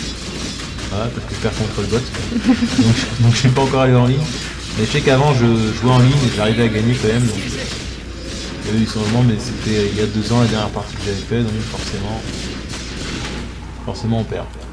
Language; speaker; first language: French; native; French